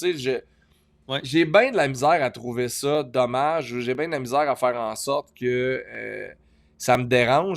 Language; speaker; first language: French; native; French